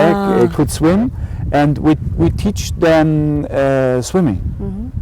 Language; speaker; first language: English; non-native, learner; German